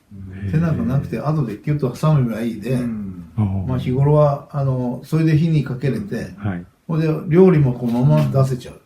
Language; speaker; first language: Japanese; native; Japanese